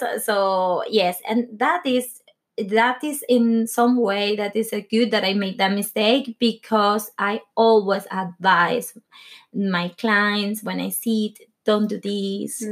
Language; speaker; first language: English; non-native, learner; Spanish